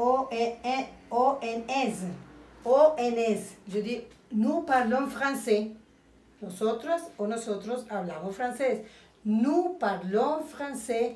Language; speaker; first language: French; non-native, fluent; Spanish